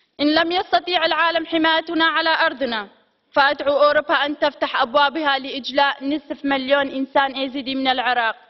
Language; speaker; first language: Arabic; non-native, local second language; Kurdish